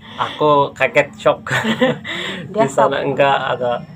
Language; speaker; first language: Indonesian; non-native, learner; Turkish